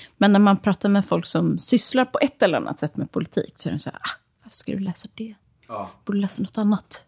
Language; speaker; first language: Swedish; early bilingual, other home language; Serbian